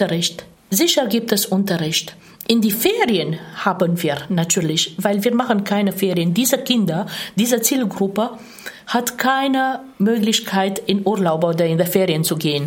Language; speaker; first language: German; non-native, fluent; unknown